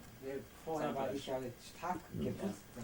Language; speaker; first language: German; non-native, learner; Korean